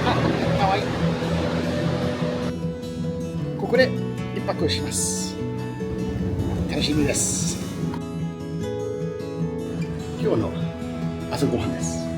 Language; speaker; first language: Japanese; non-native, fluent; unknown